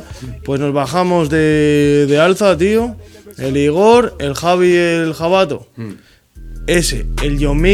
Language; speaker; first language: Spanish; native; Spanish